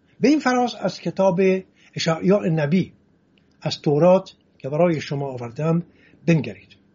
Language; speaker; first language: Persian; non-native, local second language; Assyrian Neo-Aramaic